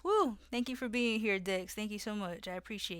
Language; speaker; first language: English; native; English